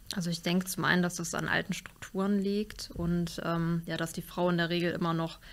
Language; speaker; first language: German; native; German